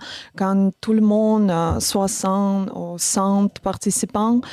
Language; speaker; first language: French; non-native, learner; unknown